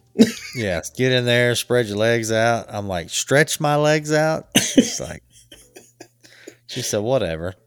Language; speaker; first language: English; native; English